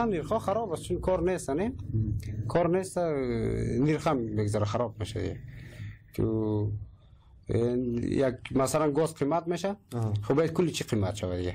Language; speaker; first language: Persian; native; Persian